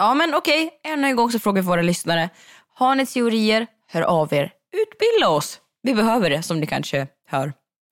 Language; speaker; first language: Swedish; native; Swedish